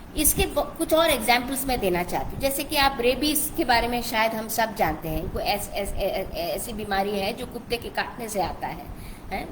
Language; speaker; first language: Hindi; non-native, local second language; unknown